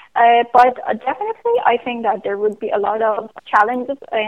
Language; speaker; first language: English; non-native, fluent; Persian